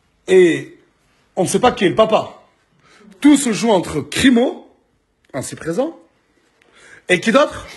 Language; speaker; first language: French; native; French